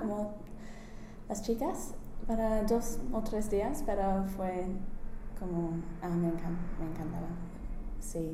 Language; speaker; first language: Spanish; non-native, learner; English